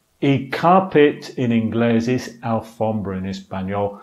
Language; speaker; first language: Spanish; non-native, fluent; English